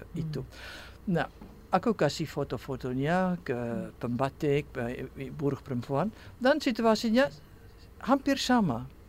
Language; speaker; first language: Indonesian; non-native, fluent; Dutch